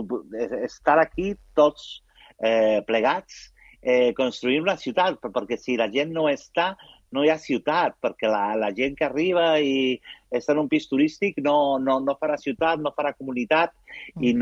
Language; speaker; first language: Catalan; non-native, local second language; Spanish